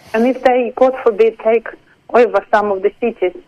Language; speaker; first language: English; non-native, fluent; Ukrainian